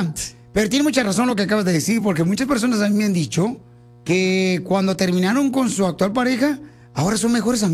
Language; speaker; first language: Spanish; native; Spanish